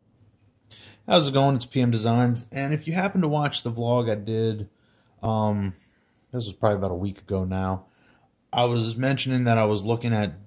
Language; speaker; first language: English; native; English